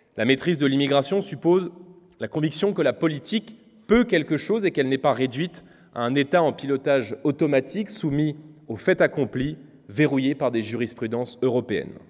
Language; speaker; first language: French; native; French